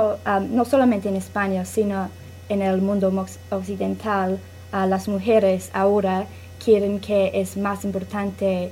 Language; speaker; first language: Spanish; non-native, learner; English